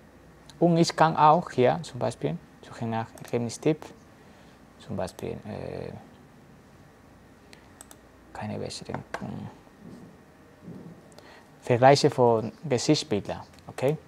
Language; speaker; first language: German; non-native, learner; Spanish